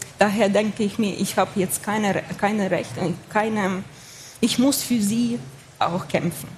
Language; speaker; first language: German; non-native, fluent; Ukrainian